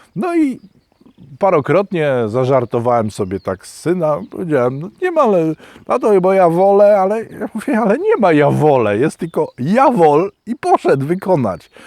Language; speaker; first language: Polish; native; Polish